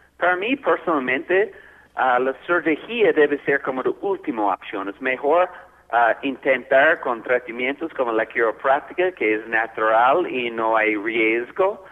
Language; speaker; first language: Spanish; non-native, fluent; English